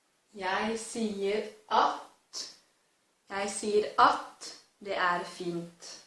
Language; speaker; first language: Norwegian; non-native, learner; English